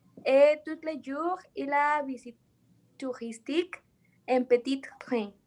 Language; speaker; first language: French; non-native, learner; Spanish